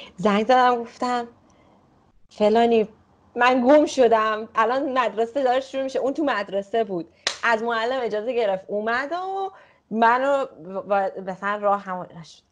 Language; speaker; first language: Persian; early bilingual, heritage; Persian